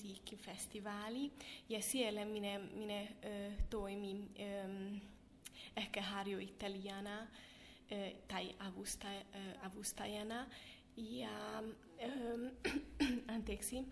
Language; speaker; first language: Finnish; non-native, fluent; Hungarian